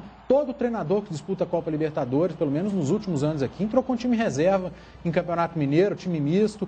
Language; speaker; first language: Portuguese; native; Portuguese